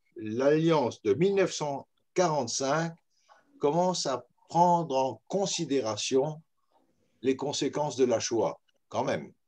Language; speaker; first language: French; native; French